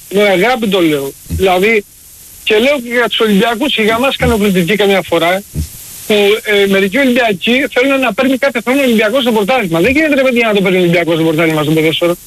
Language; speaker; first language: Greek; early bilingual, heritage; Greek